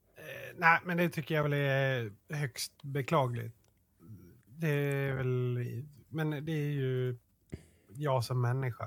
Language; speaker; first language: Swedish; native; Swedish